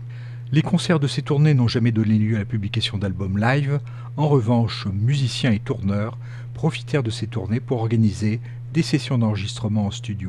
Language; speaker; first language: French; native; French